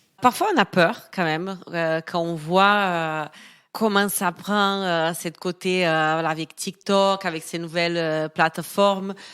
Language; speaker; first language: French; non-native, fluent; Portuguese